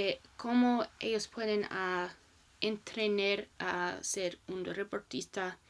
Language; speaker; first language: Spanish; non-native, learner; English